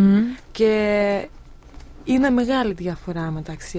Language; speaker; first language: Greek; non-native, fluent; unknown